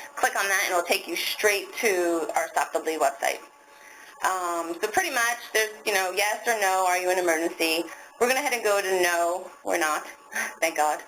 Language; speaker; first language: English; native; English